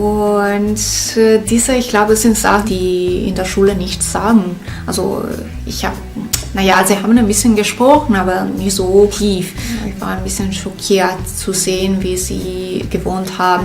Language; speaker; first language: German; non-native, fluent; Italian